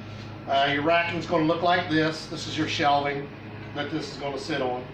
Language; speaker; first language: English; native; English